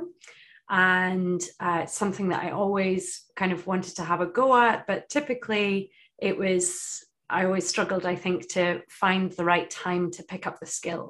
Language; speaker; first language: English; native; English